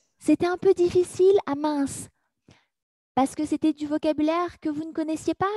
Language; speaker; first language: French; native; French